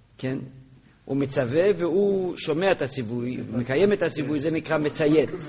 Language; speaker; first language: Hebrew; non-native, local second language; Yiddish